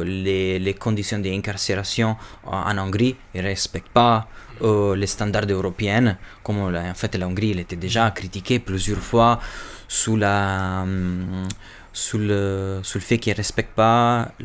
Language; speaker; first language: French; non-native, fluent; Albanian